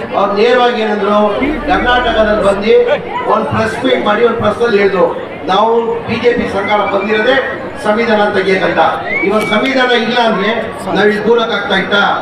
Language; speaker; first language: Kannada; non-native, local second language; Urdu